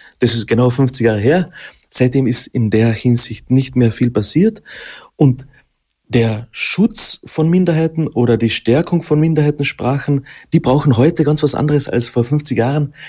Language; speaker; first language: German; non-native, local second language; Slovenian